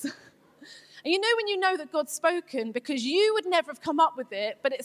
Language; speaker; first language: English; native; English